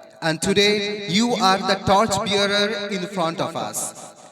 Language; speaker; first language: English; non-native, local second language; Bangla